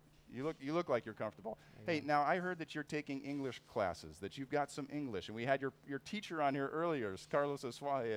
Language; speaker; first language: English; native; English